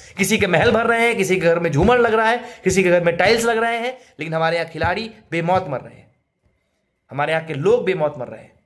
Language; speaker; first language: Hindi; native; Hindi